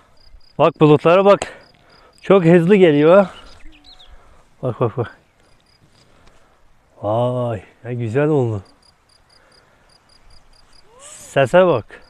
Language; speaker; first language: Turkish; non-native, fluent; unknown